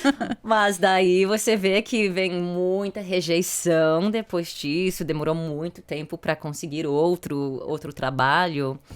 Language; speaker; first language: Portuguese; early bilingual, heritage; English